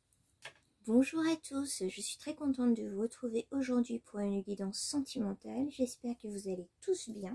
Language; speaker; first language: French; native; French